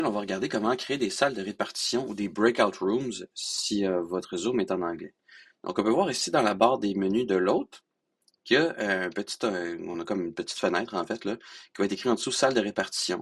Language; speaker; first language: French; native; French